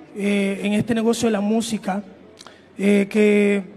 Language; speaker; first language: Spanish; early bilingual, heritage; Spanish